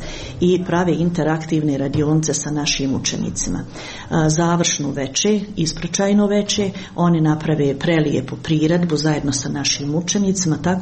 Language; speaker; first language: Croatian; native; Croatian